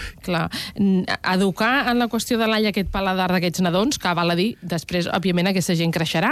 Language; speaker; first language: Catalan; native; Catalan